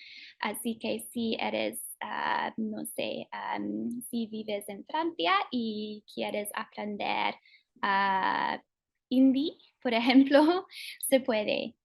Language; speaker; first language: Spanish; non-native, fluent; English